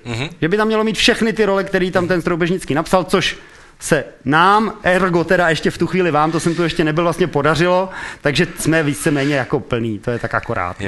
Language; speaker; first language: Czech; native; Czech